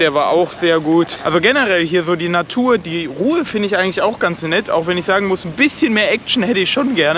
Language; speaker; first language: German; native; German